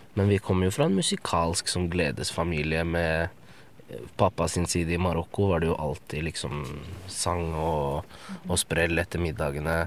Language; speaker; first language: Norwegian; early bilingual, other home language; Arabic